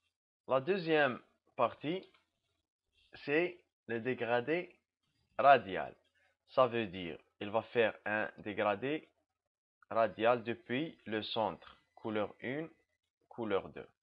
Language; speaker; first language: French; non-native, local second language; Arabic